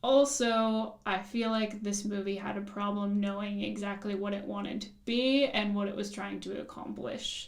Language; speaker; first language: English; native; English